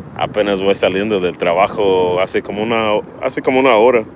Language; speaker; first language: Spanish; early bilingual, heritage; Spanish